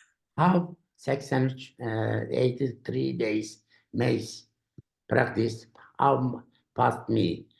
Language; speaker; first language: English; non-native, learner; Turkish